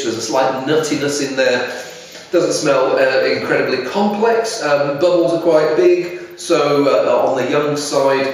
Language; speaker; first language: English; native; English